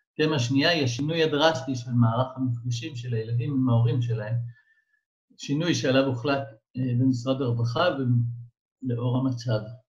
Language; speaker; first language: Hebrew; native; Hebrew